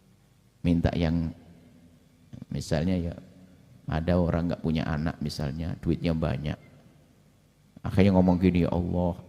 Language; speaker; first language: Indonesian; native; Indonesian